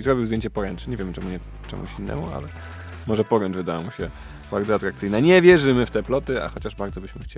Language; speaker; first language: Polish; native; Polish